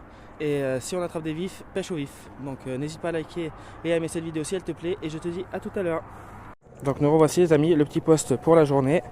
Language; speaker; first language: French; native; French